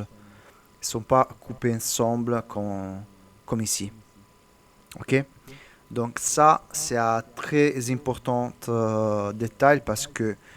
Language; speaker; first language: French; non-native, learner; Italian